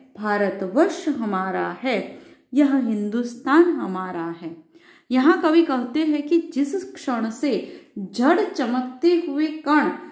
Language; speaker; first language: Hindi; non-native, local second language; Gujarati